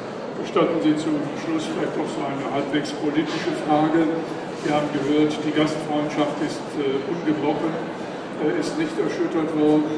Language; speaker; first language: German; native; German